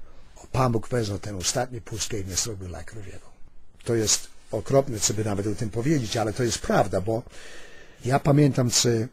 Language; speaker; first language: Polish; early bilingual, heritage; Polish